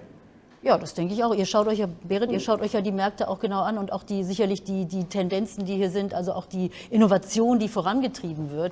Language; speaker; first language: German; native; German